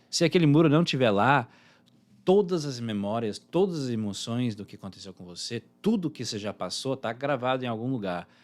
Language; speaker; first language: Portuguese; early bilingual, heritage; Portuguese